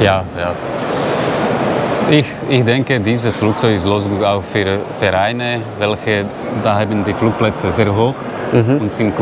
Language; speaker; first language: German; non-native, learner; Slovak